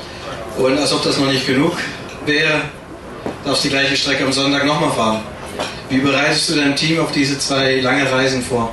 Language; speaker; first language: German; native; German